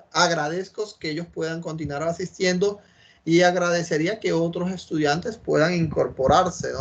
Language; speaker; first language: Spanish; native; Spanish